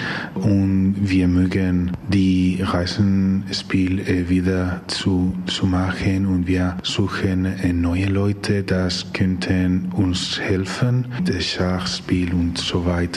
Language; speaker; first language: German; non-native, learner; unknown